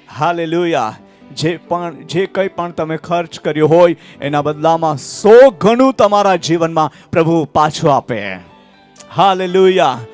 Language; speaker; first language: Gujarati; non-native, local second language; Marathi